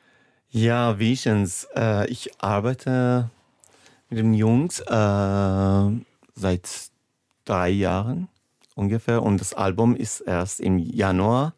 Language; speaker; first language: German; non-native, fluent; Persian